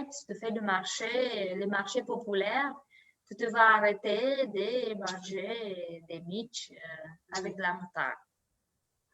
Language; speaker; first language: French; non-native, learner; Romanian